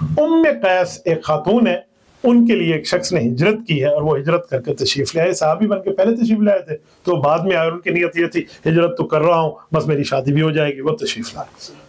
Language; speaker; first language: Urdu; non-native, local second language; Punjabi